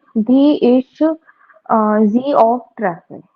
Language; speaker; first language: German; non-native, learner; Hindi